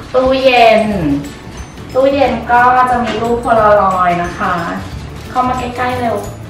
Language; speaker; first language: Thai; native; Thai